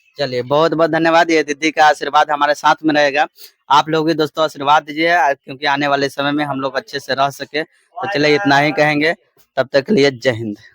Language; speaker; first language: Hindi; native; Hindi